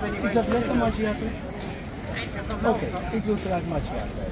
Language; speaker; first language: Dutch; non-native, learner; Turkish